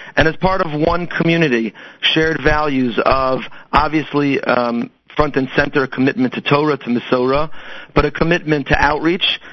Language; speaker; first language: English; native; English